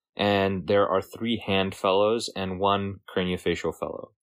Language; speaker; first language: English; native; English